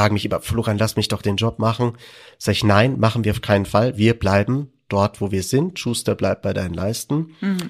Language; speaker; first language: German; native; German